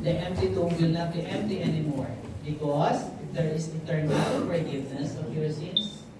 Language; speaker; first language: English; non-native, local second language; Filipino